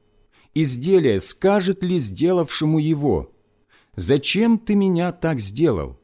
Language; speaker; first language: Russian; native; Russian